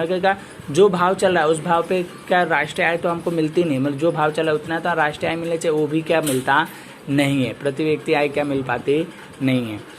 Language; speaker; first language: Hindi; non-native, local second language; Gujarati